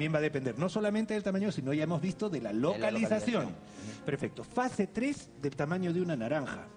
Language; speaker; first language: Spanish; native; Spanish